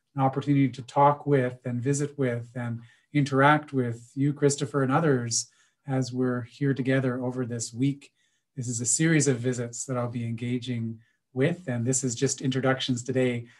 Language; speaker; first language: English; native; English